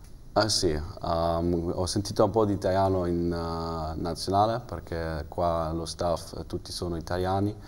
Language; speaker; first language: Italian; non-native, learner; German